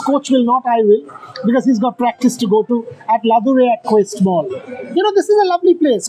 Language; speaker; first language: English; non-native, local second language; Bangla